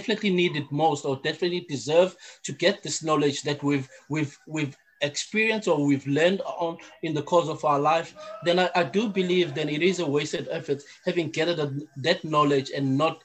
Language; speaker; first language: English; non-native, local second language; Zulu